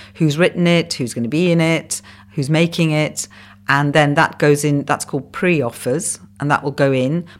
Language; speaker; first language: English; non-native, local second language; Welsh